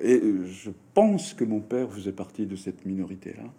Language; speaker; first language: French; non-native, fluent; Japanese